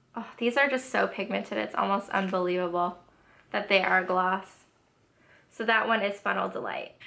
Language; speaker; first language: English; native; English